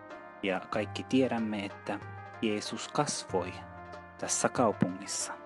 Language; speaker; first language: Finnish; non-native, fluent; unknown